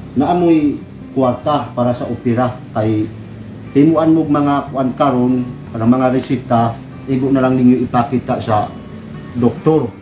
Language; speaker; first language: Cebuano; non-native, local second language; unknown